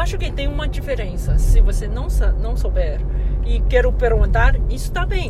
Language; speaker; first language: Portuguese; non-native, fluent; Chinese